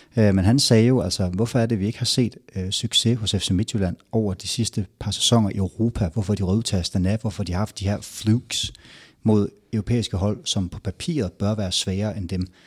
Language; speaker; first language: Danish; native; Danish